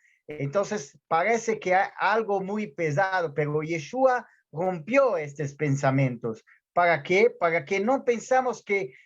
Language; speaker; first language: Spanish; non-native, fluent; Portuguese